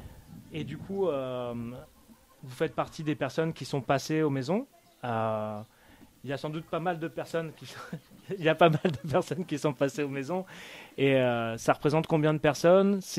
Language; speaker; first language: French; native; French